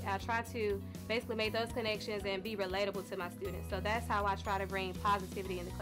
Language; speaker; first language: English; native; English